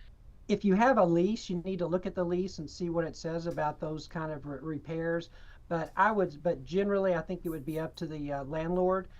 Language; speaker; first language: English; native; English